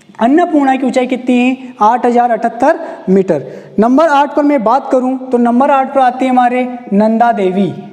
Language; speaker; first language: Hindi; native; Hindi